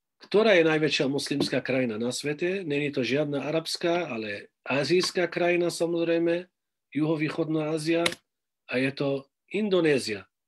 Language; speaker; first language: Slovak; non-native, fluent; Arabic